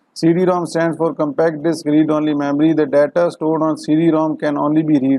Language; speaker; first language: English; non-native, local second language; Urdu